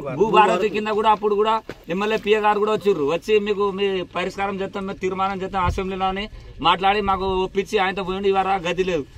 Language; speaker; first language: Telugu; non-native, local second language; Lambadi